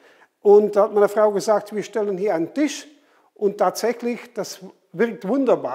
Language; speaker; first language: German; non-native, fluent; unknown